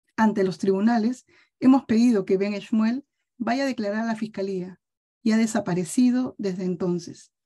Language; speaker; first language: Spanish; native; Spanish